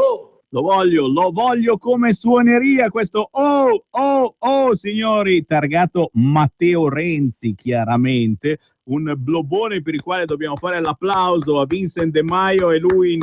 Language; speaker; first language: Italian; native; Italian